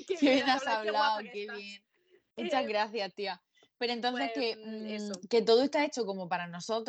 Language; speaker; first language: Spanish; native; Spanish